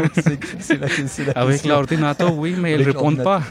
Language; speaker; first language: French; non-native, fluent; Hindi